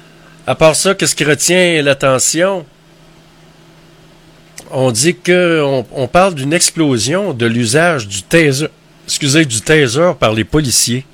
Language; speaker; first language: French; native; French